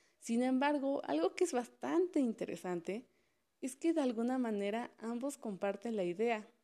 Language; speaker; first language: Spanish; native; Spanish